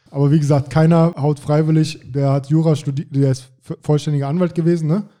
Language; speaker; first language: German; native; German